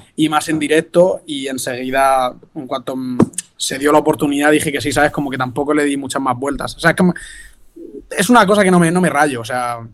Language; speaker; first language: Spanish; native; Spanish